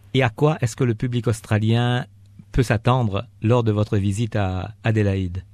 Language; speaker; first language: French; native; French